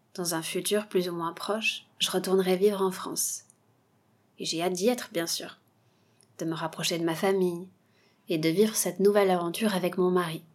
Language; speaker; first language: French; native; French